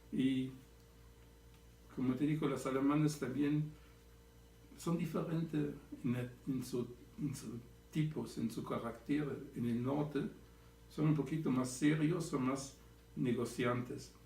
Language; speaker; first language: Spanish; non-native, fluent; German